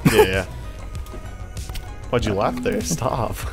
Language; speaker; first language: English; native; English